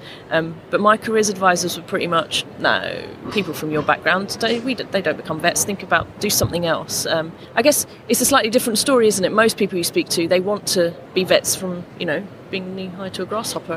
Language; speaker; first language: English; native; English